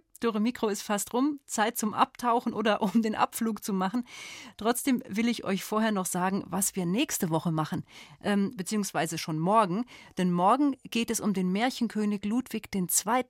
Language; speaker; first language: German; native; German